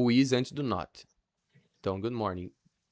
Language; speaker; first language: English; non-native, fluent; Portuguese